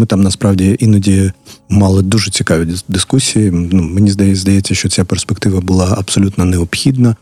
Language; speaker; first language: Ukrainian; non-native, local second language; Russian